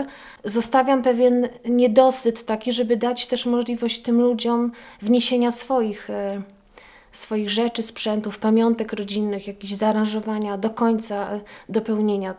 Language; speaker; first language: Polish; native; Polish